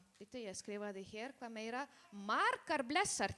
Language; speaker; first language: Icelandic; non-native, learner; Spanish